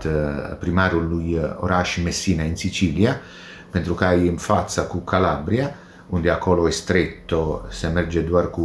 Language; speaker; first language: Romanian; non-native, learner; Italian